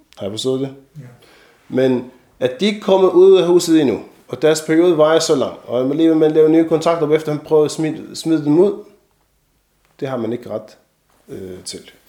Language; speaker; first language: Danish; non-native, fluent; Arabic